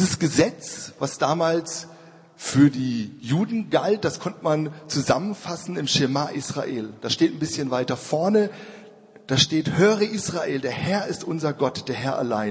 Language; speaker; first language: German; native; German